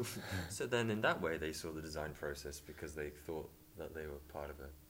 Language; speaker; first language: English; native; English